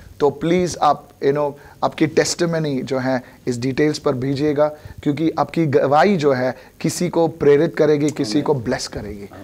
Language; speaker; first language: Hindi; non-native, local second language; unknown